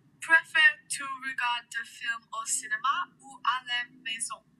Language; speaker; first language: French; non-native, learner; English